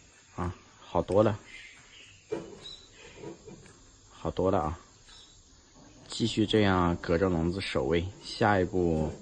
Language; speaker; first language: Chinese; native; Chinese